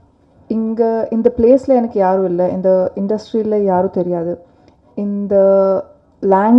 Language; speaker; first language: Tamil; non-native, learner; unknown